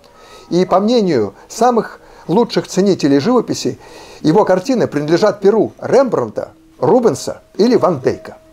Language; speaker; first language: Russian; native; Russian